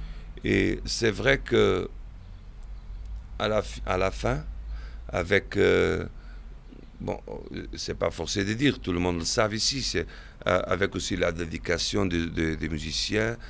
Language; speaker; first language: French; non-native, fluent; Portuguese